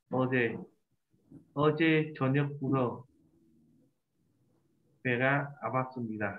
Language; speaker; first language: Korean; non-native, fluent; Vietnamese